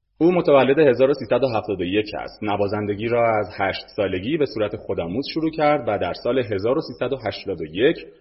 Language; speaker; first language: Persian; native; Persian